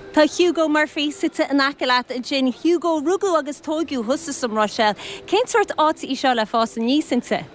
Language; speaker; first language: Irish; native; Irish